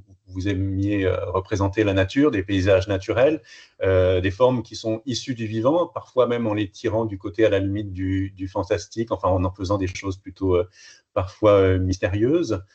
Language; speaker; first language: French; native; French